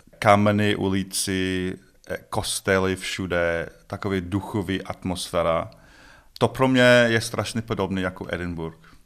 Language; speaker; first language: Czech; non-native, learner; English